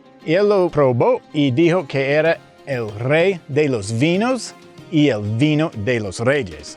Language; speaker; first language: Spanish; early bilingual, heritage; English